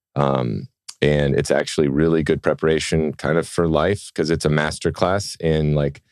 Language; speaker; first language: English; native; English